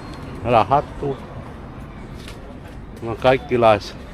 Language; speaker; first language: Finnish; non-native, learner; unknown